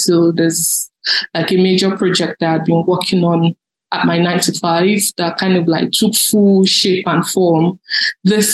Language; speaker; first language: English; non-native, local second language; Yoruba